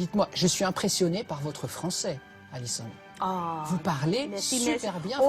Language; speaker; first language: French; native; French